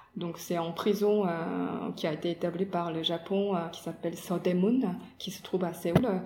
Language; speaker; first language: French; non-native, fluent; Korean